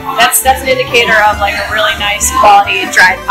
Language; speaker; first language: English; native; English